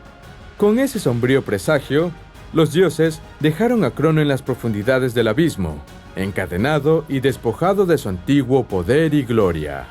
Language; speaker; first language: Spanish; native; Spanish